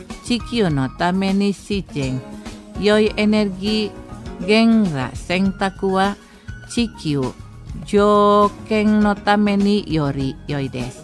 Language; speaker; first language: Japanese; non-native, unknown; Indonesian